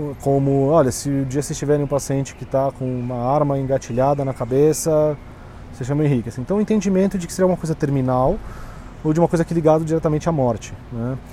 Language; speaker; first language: Portuguese; native; Portuguese